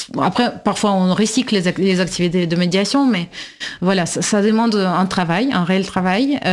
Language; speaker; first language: French; non-native, fluent; Russian